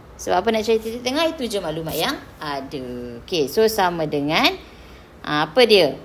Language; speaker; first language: Malay; native; Malay